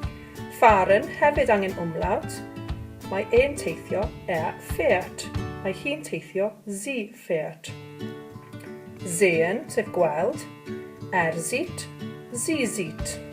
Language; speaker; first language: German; non-native, learner; Welsh